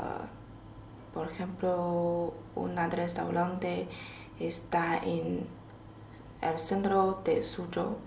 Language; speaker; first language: Spanish; non-native, learner; Chinese